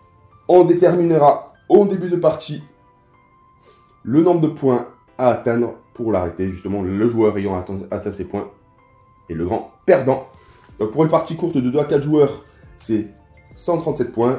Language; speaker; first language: French; native; French